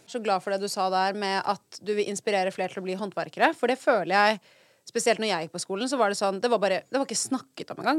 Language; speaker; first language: Norwegian; native; Norwegian